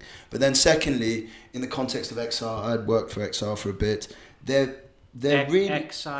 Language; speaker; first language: English; native; English